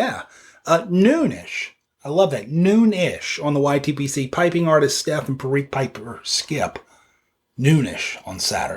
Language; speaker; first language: English; native; English